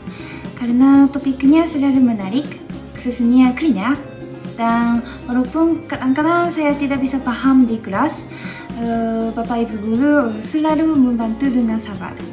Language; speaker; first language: Indonesian; non-native, learner; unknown